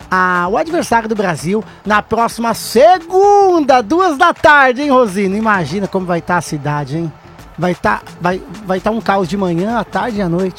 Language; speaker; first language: Portuguese; native; Portuguese